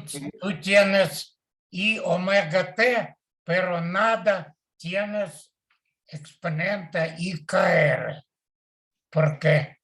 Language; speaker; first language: Spanish; non-native, learner; Portuguese